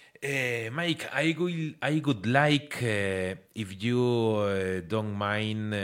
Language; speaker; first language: English; non-native, learner; Spanish